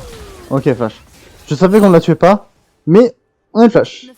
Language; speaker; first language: French; native; French